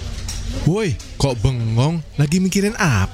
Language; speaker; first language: Indonesian; native; Indonesian